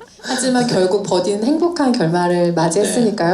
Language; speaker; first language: Korean; native; Korean